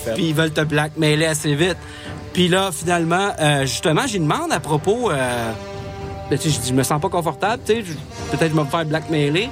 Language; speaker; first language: French; native; French